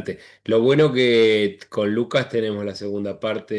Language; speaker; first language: Spanish; native; Spanish